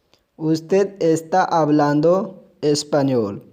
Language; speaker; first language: Spanish; non-native, fluent; Urdu